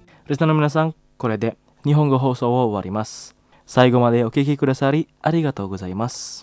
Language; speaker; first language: Japanese; non-native, fluent; Indonesian